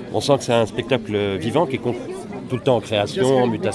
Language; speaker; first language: French; native; French